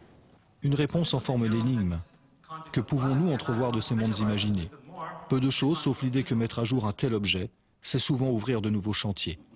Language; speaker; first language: French; native; French